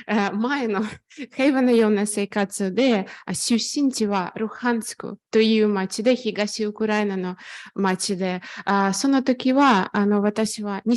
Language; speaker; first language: Japanese; non-native, fluent; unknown